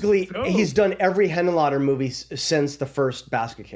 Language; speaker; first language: English; native; English